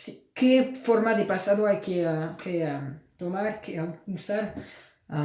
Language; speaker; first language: Spanish; non-native, learner; French